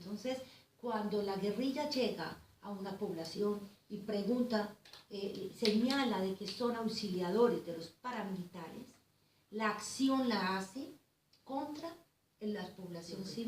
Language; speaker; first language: Spanish; native; Spanish